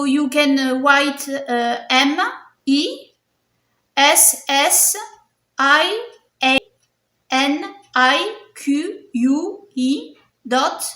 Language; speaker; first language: English; non-native, learner; French